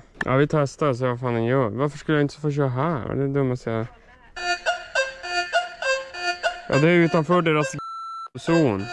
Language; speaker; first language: Swedish; native; Swedish